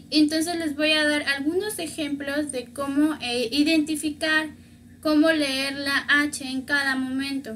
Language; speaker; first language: Spanish; native; Spanish